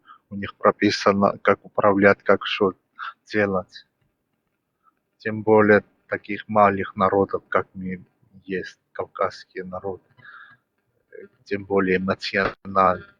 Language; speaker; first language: Russian; non-native, fluent; Georgian